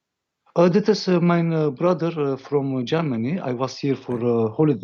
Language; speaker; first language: English; non-native, learner; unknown